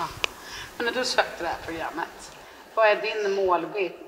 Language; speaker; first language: Swedish; native; Swedish